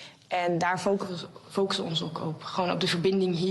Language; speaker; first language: Dutch; native; Dutch